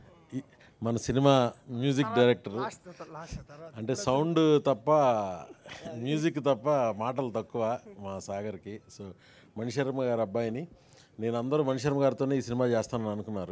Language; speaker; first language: Telugu; native; Telugu